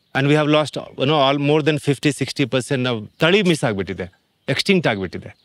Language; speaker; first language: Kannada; non-native, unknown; Hindi